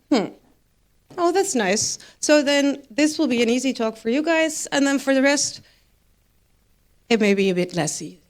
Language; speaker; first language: English; non-native, fluent; Dutch